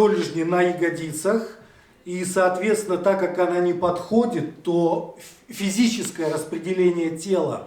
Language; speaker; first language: Russian; native; Russian